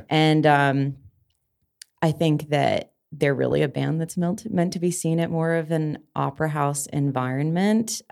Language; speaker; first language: English; native; English